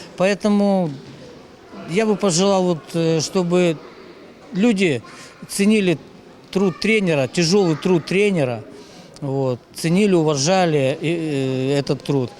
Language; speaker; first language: Russian; native; Russian